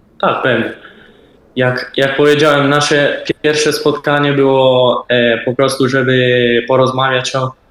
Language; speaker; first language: Polish; early bilingual, heritage; Polish